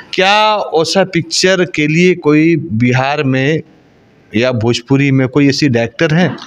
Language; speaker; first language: Hindi; native; Hindi